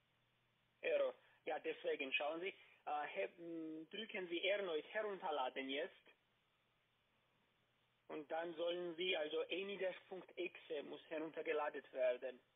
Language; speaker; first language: German; non-native, learner; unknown